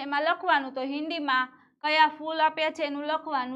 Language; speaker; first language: Hindi; non-native, local second language; Gujarati